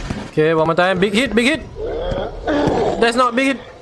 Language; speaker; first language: English; non-native, local second language; Malay